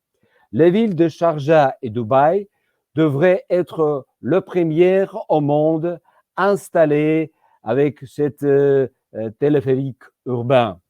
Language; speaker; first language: French; non-native, fluent; Georgian